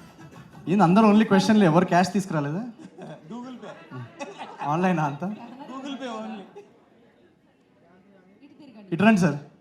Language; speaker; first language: Telugu; native; Telugu